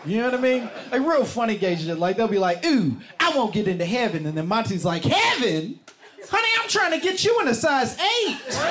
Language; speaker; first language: English; native; English